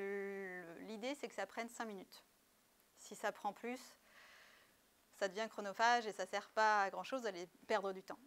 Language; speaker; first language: French; native; French